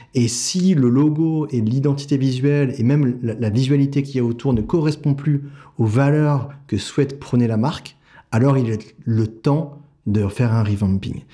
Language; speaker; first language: French; native; French